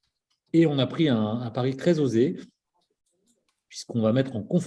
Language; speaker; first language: French; native; French